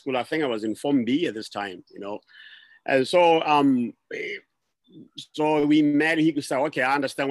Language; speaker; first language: English; non-native, local second language; Southern Sotho